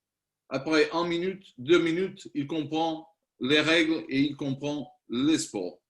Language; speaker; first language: French; non-native, learner; Spanish